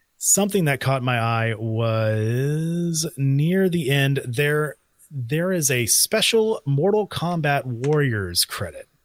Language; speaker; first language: English; native; English